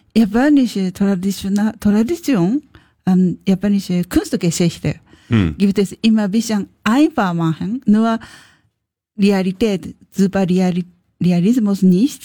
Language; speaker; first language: German; non-native, learner; Japanese